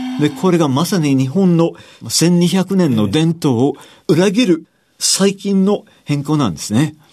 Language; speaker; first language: Japanese; non-native, fluent; English